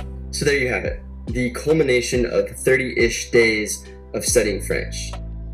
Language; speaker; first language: English; native; English